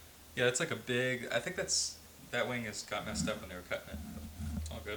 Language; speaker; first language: English; native; English